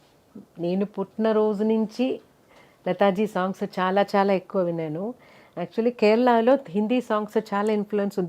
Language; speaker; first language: Telugu; non-native, local second language; Malayalam